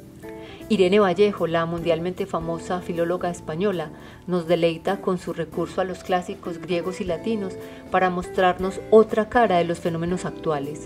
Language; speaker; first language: Spanish; native; Spanish